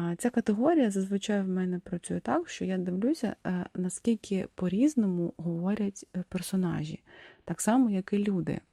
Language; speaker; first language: Ukrainian; non-native, local second language; Russian